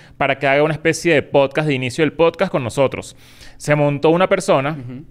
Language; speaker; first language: Spanish; native; Spanish